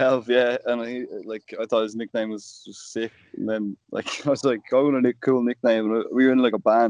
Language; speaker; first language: English; native; English